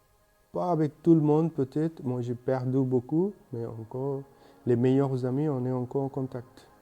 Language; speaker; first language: French; non-native, learner; Bangla